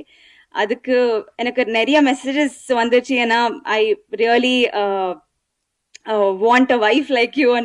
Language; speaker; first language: Tamil; non-native, learner; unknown